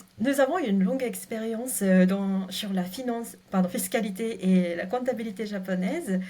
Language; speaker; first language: French; non-native, fluent; Japanese